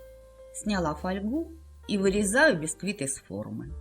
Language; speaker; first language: Russian; native; Russian